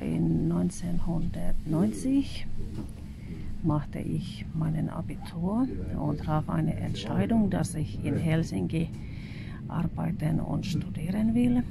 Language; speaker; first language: German; non-native, fluent; Finnish